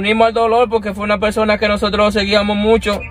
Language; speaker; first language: Spanish; native; Spanish